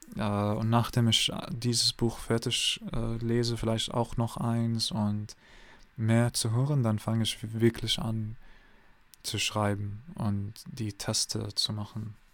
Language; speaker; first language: German; non-native, learner; English